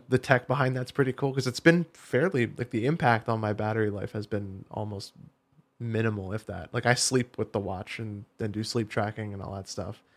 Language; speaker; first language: English; native; English